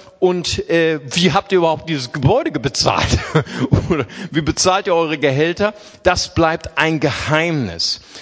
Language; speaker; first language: German; early bilingual, other home language; Portuguese